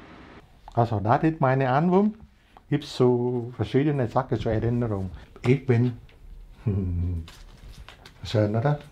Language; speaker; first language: German; non-native, learner; Vietnamese